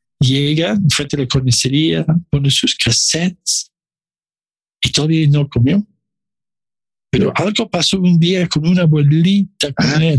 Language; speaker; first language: Spanish; non-native, learner; English